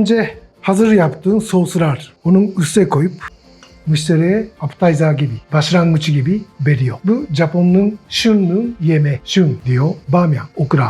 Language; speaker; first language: Turkish; non-native, learner; Japanese